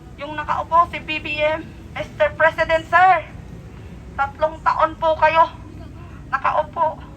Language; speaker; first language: Filipino; native; Filipino